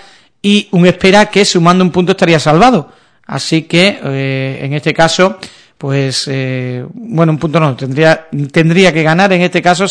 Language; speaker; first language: Spanish; native; Spanish